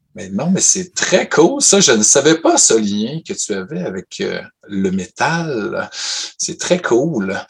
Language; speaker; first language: French; native; French